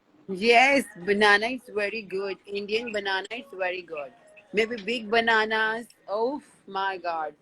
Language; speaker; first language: English; non-native, learner; Hindi